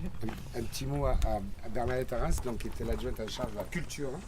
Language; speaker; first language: French; native; French